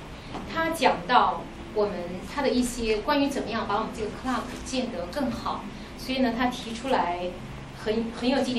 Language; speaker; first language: Chinese; native; Chinese